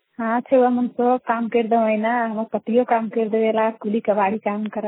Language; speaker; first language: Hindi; non-native, local second language; Sadri